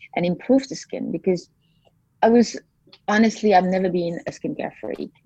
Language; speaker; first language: English; non-native, fluent; French